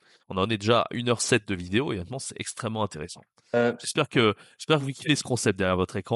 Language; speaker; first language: French; native; French